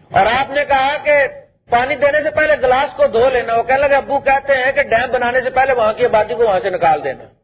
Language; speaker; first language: Urdu; non-native, local second language; Punjabi